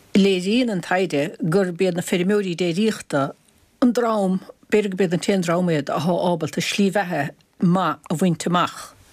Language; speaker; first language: Irish; native; Irish